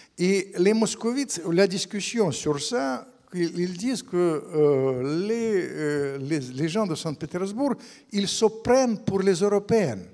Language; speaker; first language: French; non-native, fluent; Russian